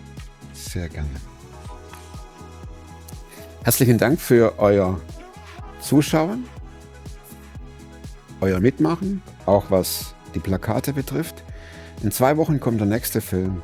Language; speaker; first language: German; native; German